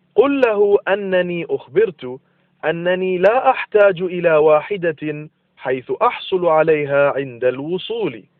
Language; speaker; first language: Arabic; non-native, fluent; English